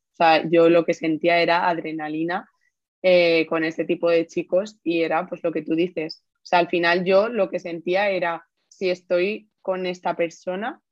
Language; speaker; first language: Spanish; native; Spanish